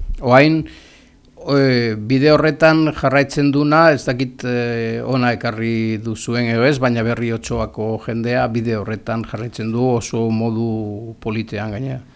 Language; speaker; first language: Basque; non-native, local second language; Spanish